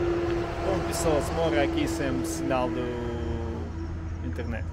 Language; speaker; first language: Portuguese; non-native, learner; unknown